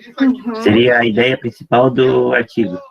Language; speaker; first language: Portuguese; native; Portuguese